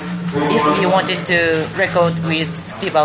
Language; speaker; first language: English; non-native, fluent; Japanese